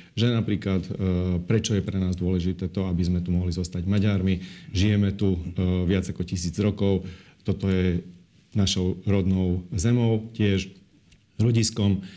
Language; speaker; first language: Slovak; non-native, local second language; Hungarian